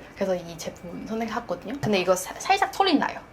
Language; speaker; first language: Korean; non-native, fluent; Cantonese